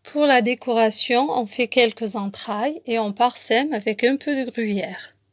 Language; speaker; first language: French; non-native, local second language; Arabic